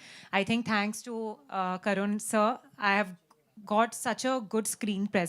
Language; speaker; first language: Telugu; non-native, learner; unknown